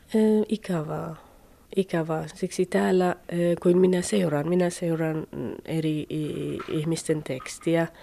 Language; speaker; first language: Finnish; non-native, fluent; Persian